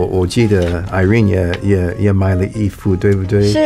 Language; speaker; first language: Chinese; non-native, fluent; English